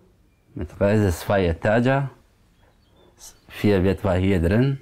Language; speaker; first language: German; non-native, learner; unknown